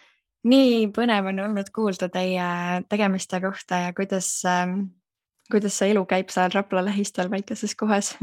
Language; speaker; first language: Estonian; native; Estonian